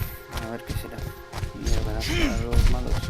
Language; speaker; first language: Spanish; native; Spanish